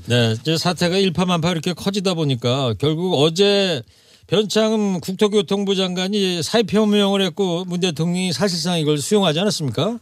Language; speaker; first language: Korean; native; Korean